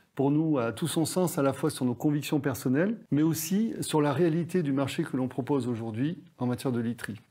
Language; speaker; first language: French; native; French